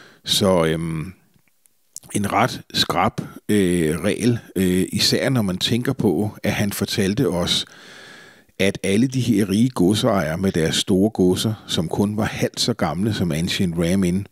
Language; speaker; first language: Danish; native; Danish